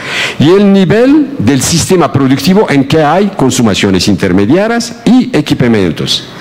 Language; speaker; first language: Spanish; non-native, fluent; Arabic